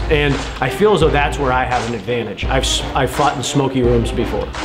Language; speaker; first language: English; native; English